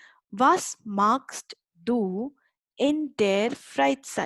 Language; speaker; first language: German; non-native, fluent; Hindi